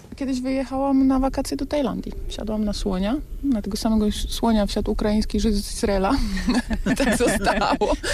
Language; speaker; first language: Polish; native; Polish